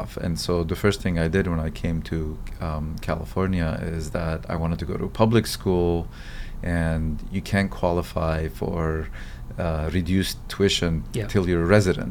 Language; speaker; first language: English; non-native, fluent; Arabic